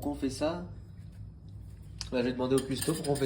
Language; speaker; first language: French; native; French